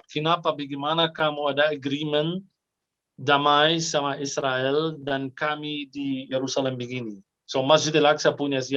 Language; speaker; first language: Indonesian; non-native, fluent; Arabic